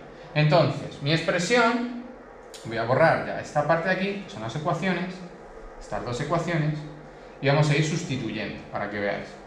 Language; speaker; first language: Spanish; native; Spanish